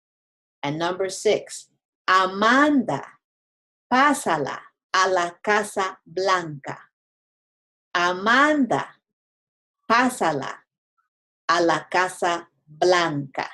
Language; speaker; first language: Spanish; non-native, fluent; English